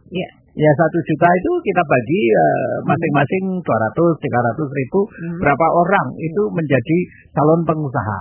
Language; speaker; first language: Indonesian; non-native, local second language; Javanese